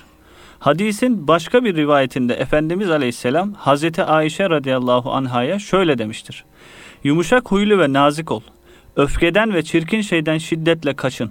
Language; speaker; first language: Turkish; native; Turkish